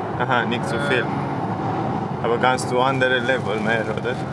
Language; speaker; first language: German; non-native, learner; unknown